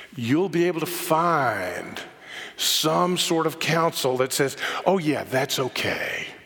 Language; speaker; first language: English; native; English